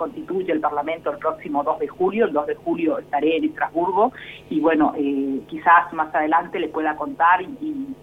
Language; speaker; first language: Spanish; native; Spanish